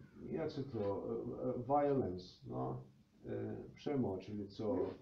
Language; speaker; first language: Polish; non-native, learner; Slovenian